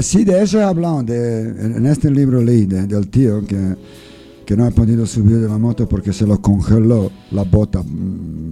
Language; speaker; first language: Spanish; non-native, learner; English